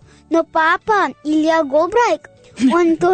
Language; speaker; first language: Russian; early bilingual, heritage; English